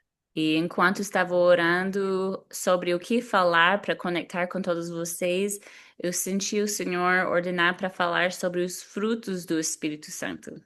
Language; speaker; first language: Portuguese; non-native, fluent; English